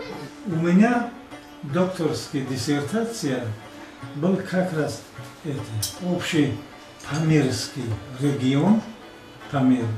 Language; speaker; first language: Russian; non-native, local second language; Tajik